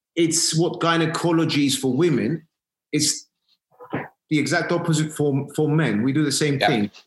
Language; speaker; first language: English; non-native, fluent; Greek